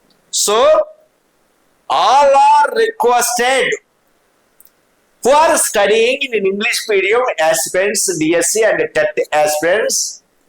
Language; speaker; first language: English; non-native, local second language; Telugu